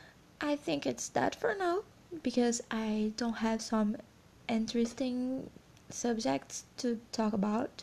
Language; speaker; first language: English; non-native, learner; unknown